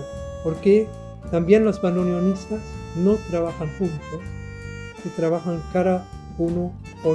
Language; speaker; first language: Spanish; non-native, learner; German